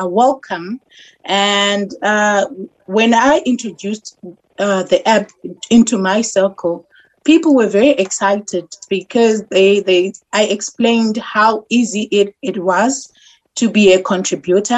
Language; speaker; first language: English; non-native, local second language; Xhosa